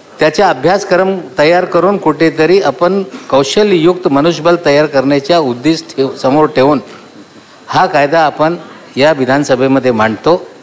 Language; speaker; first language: Marathi; non-native, local second language; Urdu